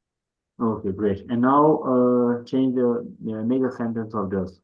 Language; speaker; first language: English; non-native, local second language; Urdu